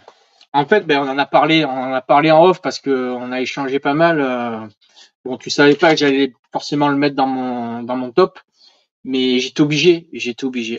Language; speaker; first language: French; native; French